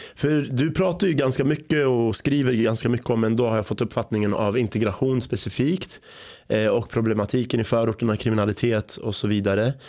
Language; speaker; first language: Swedish; early bilingual, other home language; Arabic